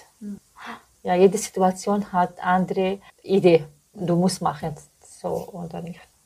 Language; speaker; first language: German; non-native, learner; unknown